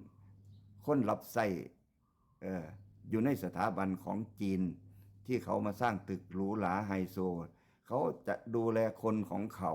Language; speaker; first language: Thai; non-native, local second language; Lao